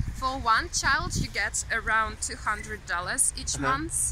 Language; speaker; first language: English; non-native, fluent; Russian